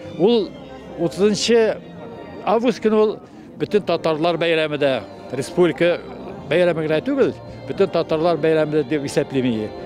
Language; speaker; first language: Tatar; native; Tatar